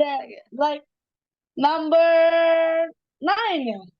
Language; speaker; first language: English; non-native, learner; Indonesian